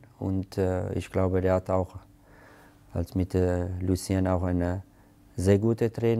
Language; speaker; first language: German; non-native, fluent; Italian